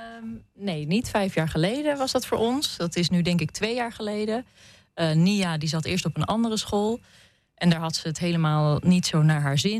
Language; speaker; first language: Dutch; native; Dutch